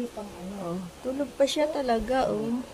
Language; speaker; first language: Filipino; native; Filipino